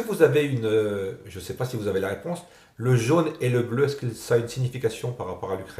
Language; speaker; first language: French; native; French